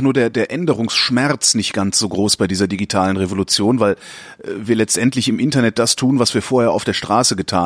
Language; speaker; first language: German; native; German